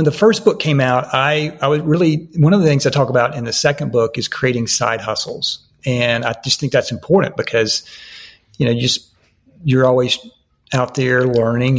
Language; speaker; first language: English; native; English